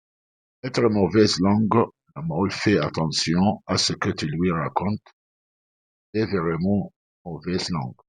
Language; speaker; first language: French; non-native, fluent; Arabic